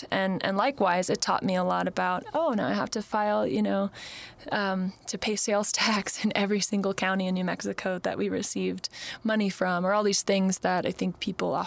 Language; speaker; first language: English; native; English